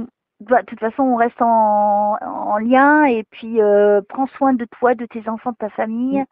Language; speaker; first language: French; native; French